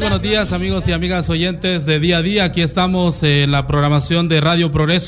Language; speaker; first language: Spanish; native; Spanish